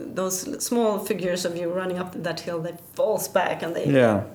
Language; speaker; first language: English; non-native, fluent; Danish